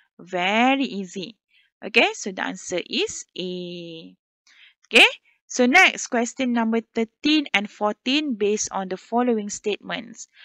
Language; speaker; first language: English; non-native, local second language; Malay